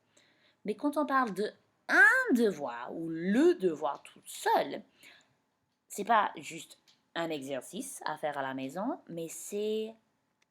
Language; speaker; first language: French; non-native, fluent; English